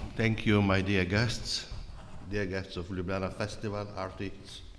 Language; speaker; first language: English; non-native, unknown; Slovenian